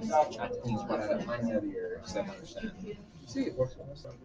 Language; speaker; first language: Spanish; non-native, fluent; English